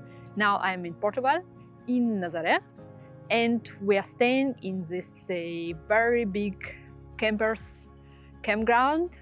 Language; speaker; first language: English; non-native, fluent; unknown